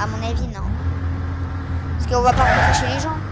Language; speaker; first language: French; native; French